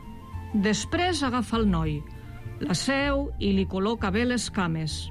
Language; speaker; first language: Catalan; native; Catalan